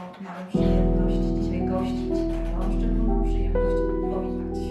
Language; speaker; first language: Polish; non-native, fluent; German